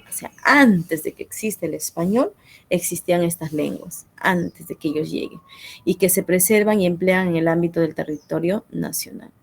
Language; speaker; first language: Spanish; non-native, local second language; Quechua